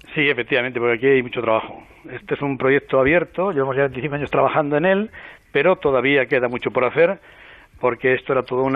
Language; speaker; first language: Spanish; native; Spanish